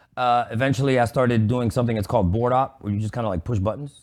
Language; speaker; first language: English; native; English